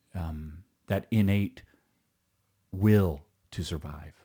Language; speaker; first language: English; early bilingual, other home language; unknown